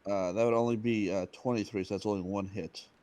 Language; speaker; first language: English; native; English